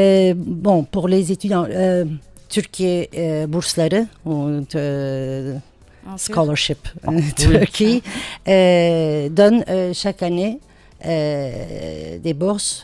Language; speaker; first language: French; non-native, fluent; Turkish